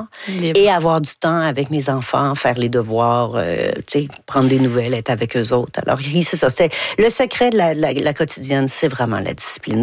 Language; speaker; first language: French; native; French